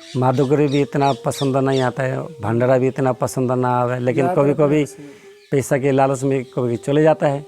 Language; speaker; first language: Hindi; non-native, local second language; Bangla